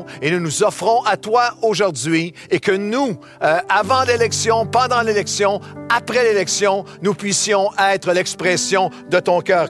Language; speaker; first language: French; native; French